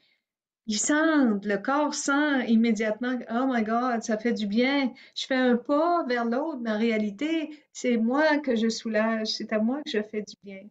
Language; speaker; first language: French; native; French